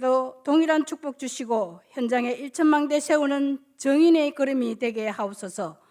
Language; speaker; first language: Korean; native; Korean